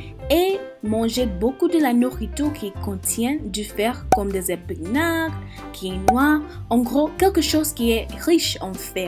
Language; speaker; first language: French; non-native, learner; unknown